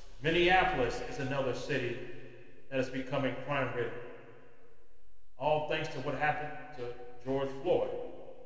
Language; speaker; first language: English; native; English